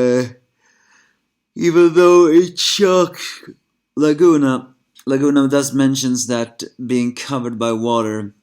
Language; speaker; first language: English; non-native, fluent; Swedish